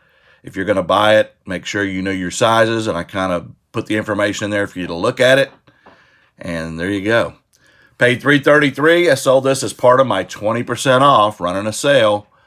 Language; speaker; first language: English; native; English